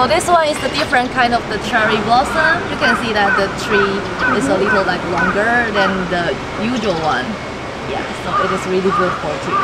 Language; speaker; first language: English; non-native, learner; Japanese